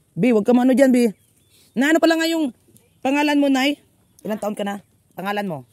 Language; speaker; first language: Filipino; non-native, local second language; Cebuano